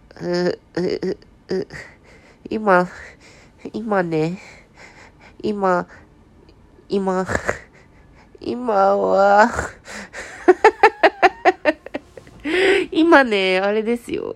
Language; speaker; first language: Japanese; native; Japanese